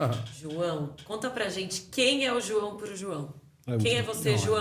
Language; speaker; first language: Portuguese; native; Portuguese